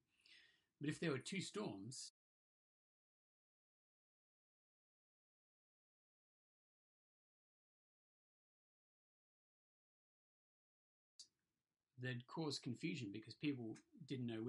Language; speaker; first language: English; native; English